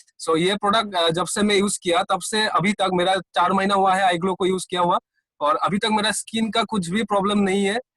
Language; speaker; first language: Hindi; non-native, local second language; Assamese